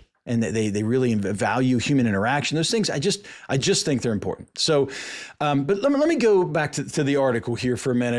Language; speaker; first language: English; native; English